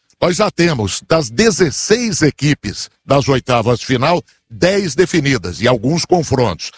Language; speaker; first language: Portuguese; native; Portuguese